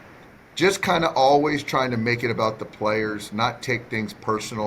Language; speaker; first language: English; native; English